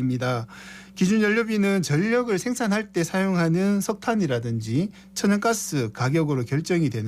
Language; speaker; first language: Korean; native; Korean